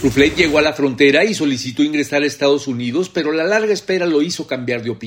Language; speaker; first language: Spanish; native; Spanish